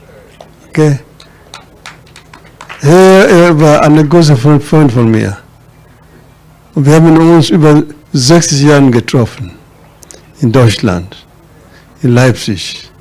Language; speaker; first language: German; non-native, learner; Luo (Kenya and Tanzania)